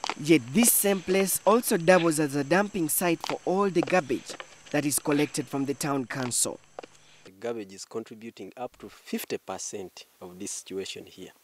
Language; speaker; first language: English; non-native, local second language; Ganda